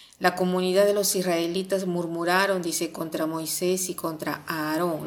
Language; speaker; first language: Spanish; non-native, fluent; Italian